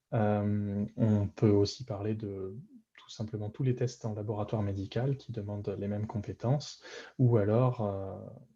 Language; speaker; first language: French; native; French